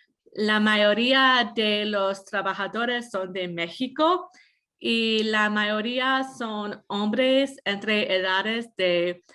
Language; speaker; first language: Spanish; non-native, fluent; English